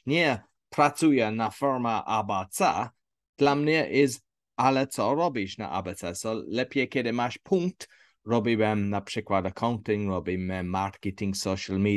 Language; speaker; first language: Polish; non-native, learner; English